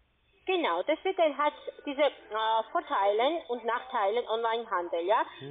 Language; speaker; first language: German; non-native, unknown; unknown